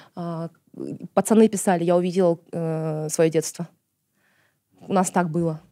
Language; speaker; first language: Russian; non-native, local second language; Kazakh